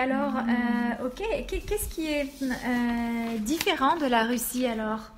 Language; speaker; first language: French; native; French